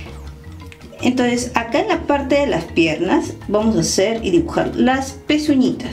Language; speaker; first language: Spanish; native; Spanish